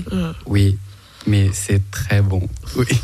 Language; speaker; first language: French; non-native, learner; Thai